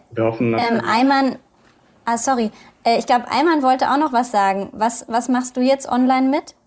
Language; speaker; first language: German; native; German